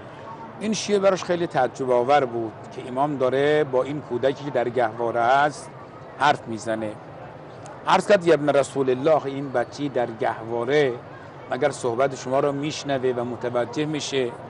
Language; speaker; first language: Persian; native; Persian